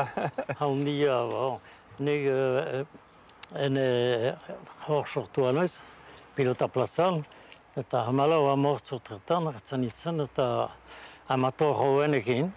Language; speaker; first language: Basque; native; Basque